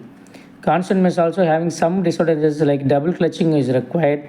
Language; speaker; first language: English; non-native, local second language; Tamil